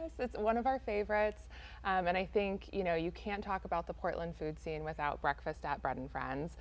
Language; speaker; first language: English; native; English